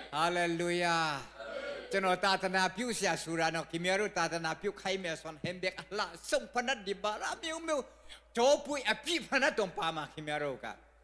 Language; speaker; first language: Burmese; non-native, local second language; Tedim Chin